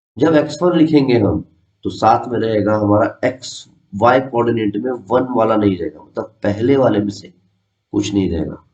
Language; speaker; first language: Hindi; native; Hindi